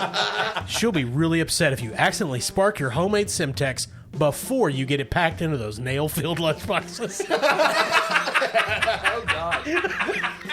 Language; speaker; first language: English; native; English